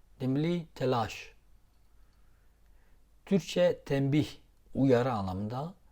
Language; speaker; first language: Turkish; non-native, local second language; Zaza